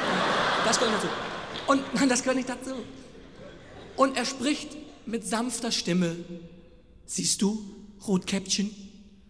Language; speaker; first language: German; native; German